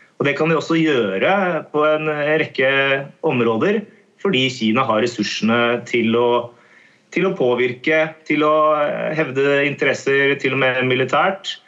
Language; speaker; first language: Norwegian; native; Norwegian